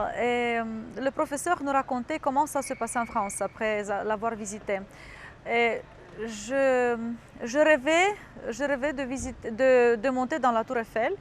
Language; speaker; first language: French; non-native, fluent; Romanian